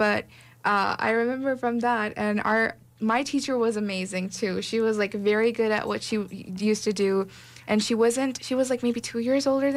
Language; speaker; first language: English; non-native, local second language; Urdu